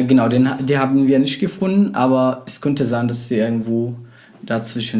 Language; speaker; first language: German; non-native, fluent; Arabic